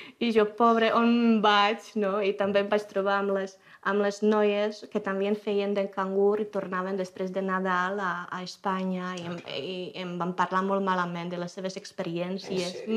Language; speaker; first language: Catalan; non-native, fluent; Czech